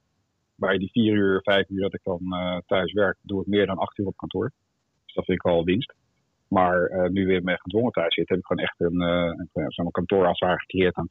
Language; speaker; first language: Dutch; native; Dutch